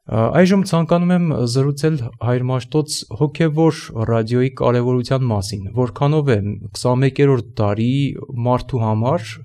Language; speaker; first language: Armenian; native; Armenian